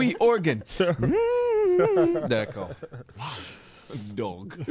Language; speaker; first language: French; non-native, learner; English